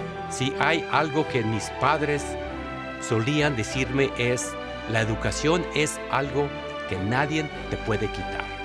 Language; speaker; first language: Spanish; early bilingual, heritage; Spanish